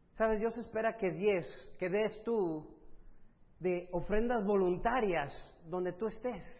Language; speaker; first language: Spanish; early bilingual, other home language; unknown